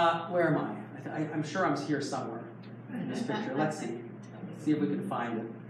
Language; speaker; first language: English; native; English